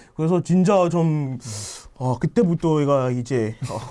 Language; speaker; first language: Korean; non-native, fluent; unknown